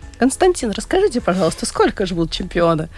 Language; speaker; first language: Russian; native; Russian